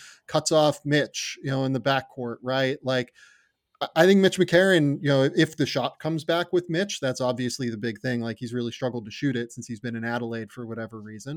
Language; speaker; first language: English; native; English